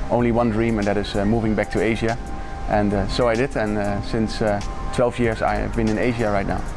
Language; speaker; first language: English; non-native, fluent; Dutch